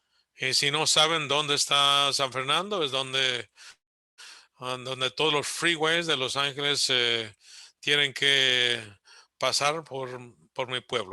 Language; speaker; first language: Spanish; early bilingual, heritage; Spanish